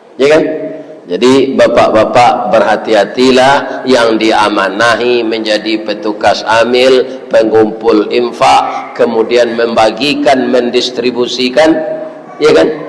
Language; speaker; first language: Malay; non-native, local second language; Minangkabau